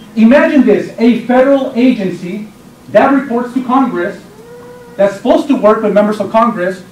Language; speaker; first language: English; early bilingual, other home language; Spanish